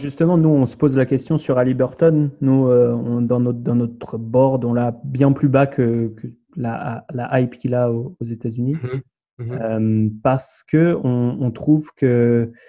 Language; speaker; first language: French; native; French